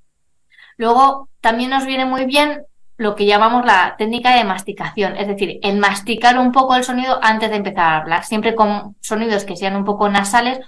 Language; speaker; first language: Spanish; native; Spanish